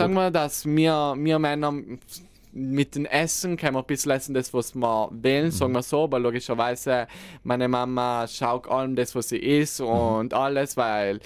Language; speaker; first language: German; non-native, local second language; Italian